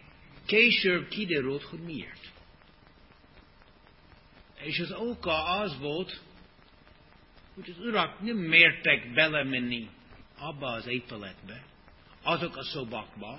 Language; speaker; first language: Hungarian; non-native, fluent; English